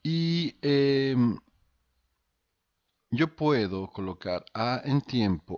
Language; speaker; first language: Spanish; non-native, fluent; Portuguese